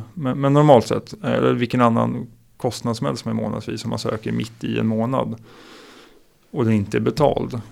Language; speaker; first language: Swedish; native; Swedish